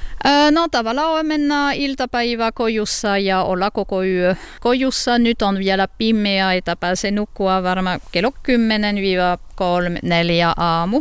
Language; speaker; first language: Finnish; non-native, learner; French